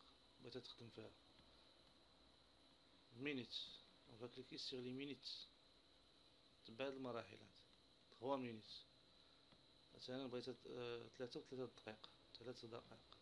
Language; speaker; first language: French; non-native, local second language; Arabic